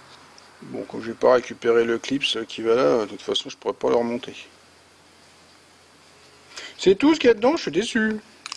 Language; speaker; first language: French; native; French